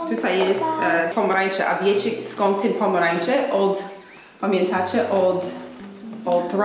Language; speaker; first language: Polish; non-native, fluent; English